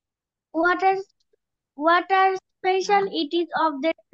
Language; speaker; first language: English; non-native, learner; Bangla